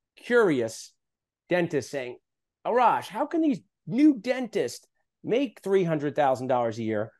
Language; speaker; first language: English; native; English